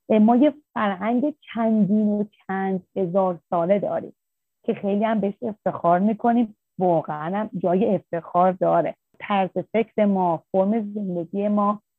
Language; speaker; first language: Persian; native; Persian